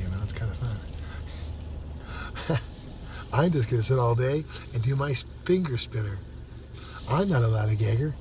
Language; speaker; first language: English; native; English